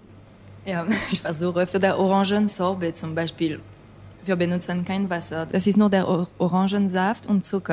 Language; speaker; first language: German; non-native, fluent; English